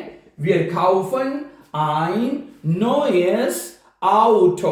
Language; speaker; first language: German; non-native, fluent; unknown